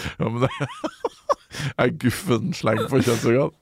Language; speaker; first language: Norwegian; native; Norwegian